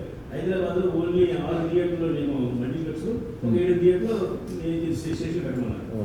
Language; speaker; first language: Telugu; native; Telugu